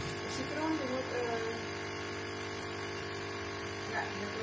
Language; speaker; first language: Dutch; non-native, learner; Cebuano